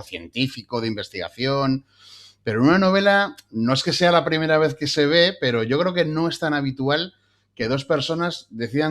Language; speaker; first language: Spanish; native; Spanish